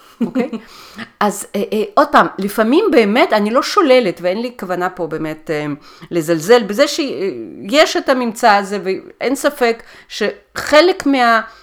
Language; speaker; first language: Hebrew; early bilingual, other home language; Russian